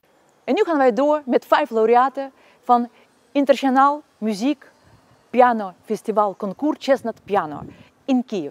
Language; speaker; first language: Dutch; non-native, fluent; Russian